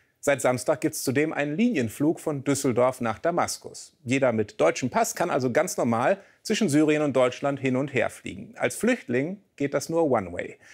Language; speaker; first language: German; native; German